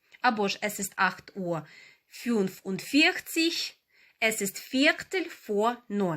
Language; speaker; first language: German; non-native, fluent; Ukrainian